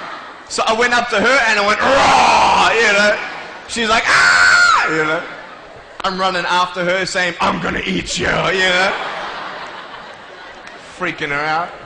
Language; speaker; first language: English; native; English